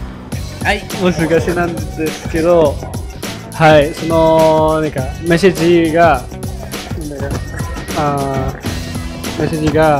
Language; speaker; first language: Japanese; non-native, learner; Indonesian